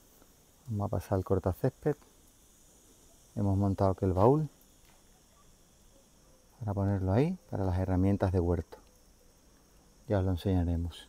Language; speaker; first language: Spanish; native; Spanish